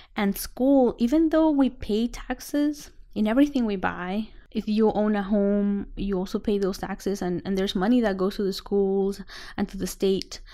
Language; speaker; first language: English; non-native, fluent; Spanish